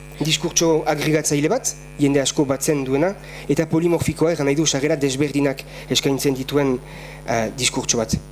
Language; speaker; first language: Basque; native; Basque